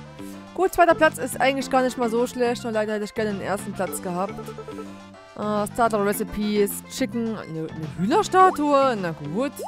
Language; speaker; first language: German; native; German